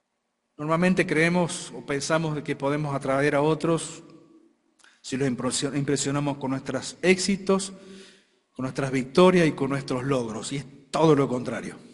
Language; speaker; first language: Spanish; native; Spanish